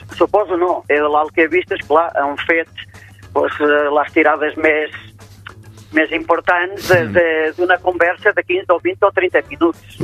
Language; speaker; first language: Catalan; non-native, fluent; Portuguese